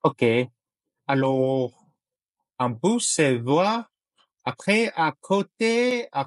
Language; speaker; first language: French; non-native, learner; Chinese